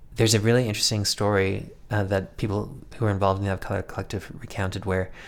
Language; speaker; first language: English; native; English